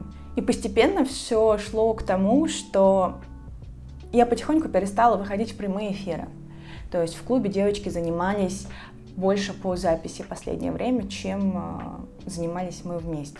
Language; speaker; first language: Russian; native; Russian